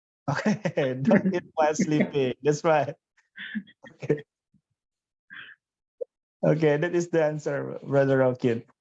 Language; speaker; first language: English; non-native, fluent; Indonesian